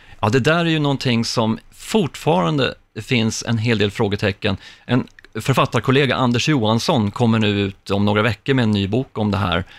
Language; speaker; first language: Swedish; native; Swedish